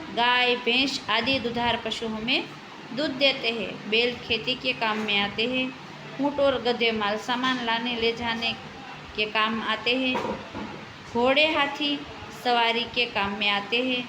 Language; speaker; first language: Hindi; non-native, local second language; Gujarati